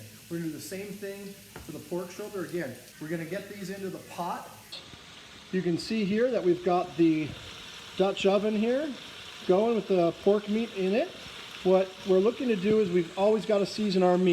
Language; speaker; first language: English; native; English